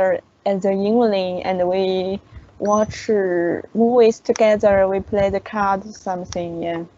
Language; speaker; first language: English; non-native, learner; Chinese